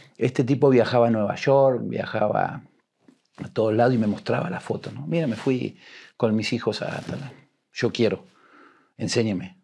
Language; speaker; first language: Spanish; native; Spanish